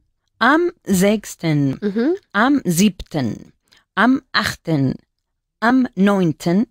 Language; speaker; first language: German; non-native, learner; Spanish